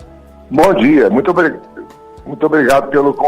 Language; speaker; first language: Portuguese; native; Portuguese